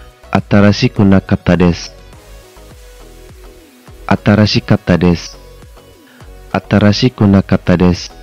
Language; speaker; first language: Japanese; non-native, fluent; Indonesian